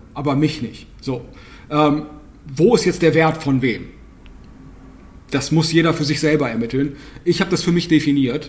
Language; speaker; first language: German; native; German